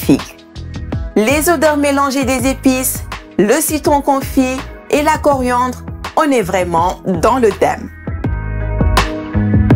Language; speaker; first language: French; native; French